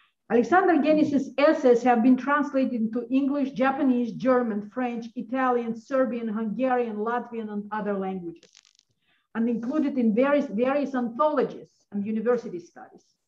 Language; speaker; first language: English; early bilingual, other home language; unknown